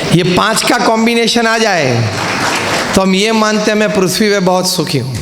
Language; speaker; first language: Hindi; non-native, local second language; Gujarati